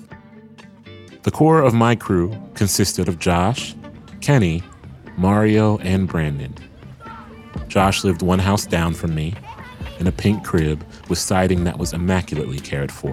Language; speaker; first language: English; native; English